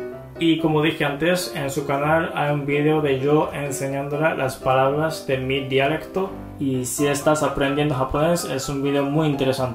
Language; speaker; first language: Spanish; non-native, fluent; Japanese